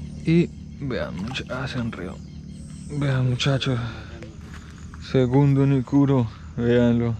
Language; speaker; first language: Spanish; native; Spanish